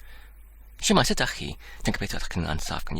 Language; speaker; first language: Welsh; non-native, learner; Polish